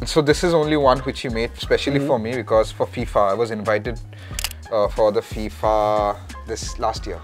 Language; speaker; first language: English; non-native, local second language; Assamese